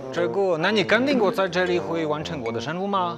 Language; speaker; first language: Chinese; non-native, learner; English